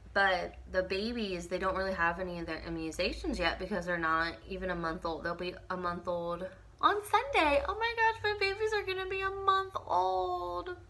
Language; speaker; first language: English; native; English